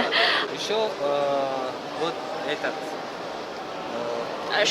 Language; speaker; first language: Russian; non-native, fluent; Georgian